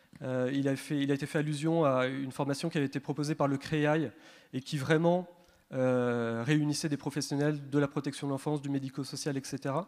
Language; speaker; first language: French; native; French